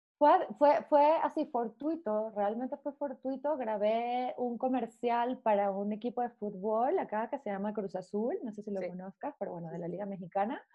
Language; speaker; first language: Spanish; native; Spanish